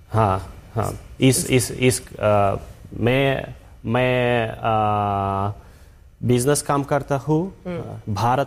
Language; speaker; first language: Hindi; non-native, learner; Russian